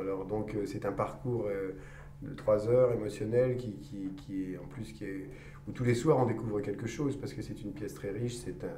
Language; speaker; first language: French; native; French